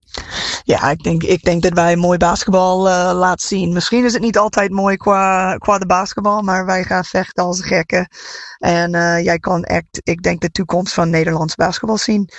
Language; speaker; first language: Dutch; non-native, fluent; English